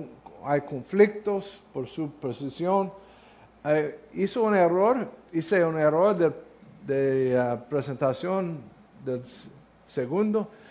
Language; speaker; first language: Spanish; non-native, learner; English